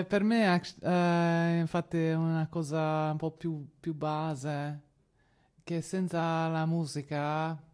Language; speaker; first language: Italian; non-native, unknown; Spanish